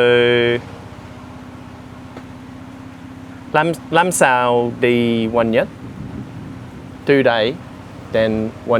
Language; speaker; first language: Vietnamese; non-native, learner; English